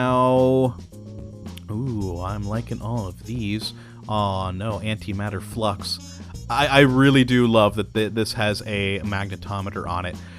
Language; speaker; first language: English; native; English